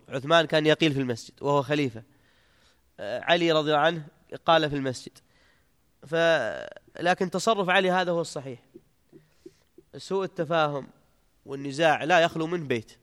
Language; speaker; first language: Arabic; native; Arabic